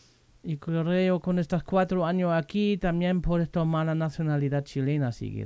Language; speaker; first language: Spanish; non-native, fluent; German